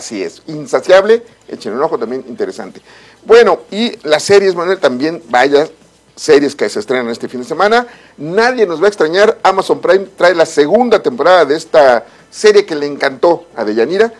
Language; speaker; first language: Spanish; native; Spanish